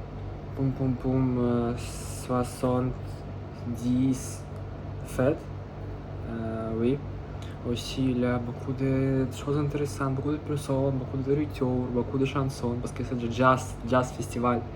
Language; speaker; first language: French; non-native, learner; Russian